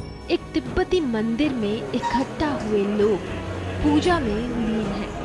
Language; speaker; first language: Hindi; native; Hindi